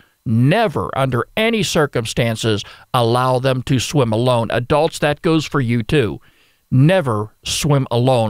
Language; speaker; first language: English; native; English